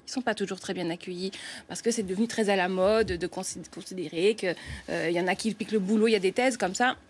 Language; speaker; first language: French; native; French